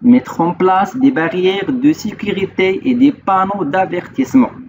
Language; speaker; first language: French; non-native, local second language; Arabic